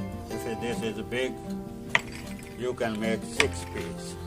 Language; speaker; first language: English; non-native, learner; Punjabi